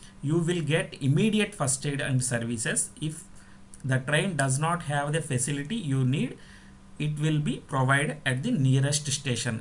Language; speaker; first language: English; non-native, local second language; Telugu